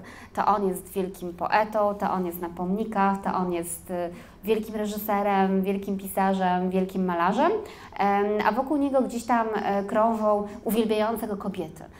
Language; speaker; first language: Polish; native; Polish